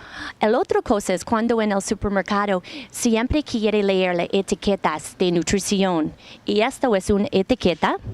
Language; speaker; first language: Spanish; non-native, learner; English